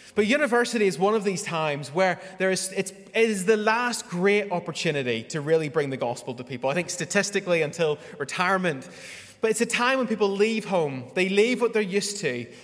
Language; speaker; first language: English; native; English